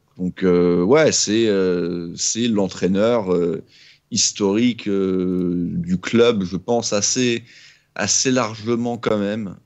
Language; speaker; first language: French; native; French